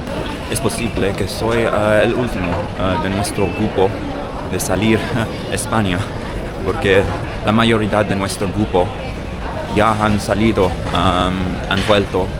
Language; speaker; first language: Spanish; non-native, learner; English